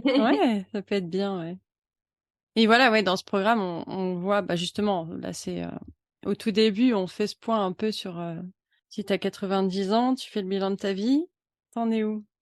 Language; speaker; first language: French; native; French